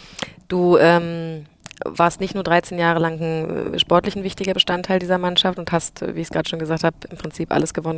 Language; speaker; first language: German; native; German